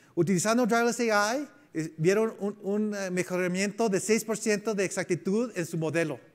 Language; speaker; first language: Spanish; early bilingual, heritage; Spanish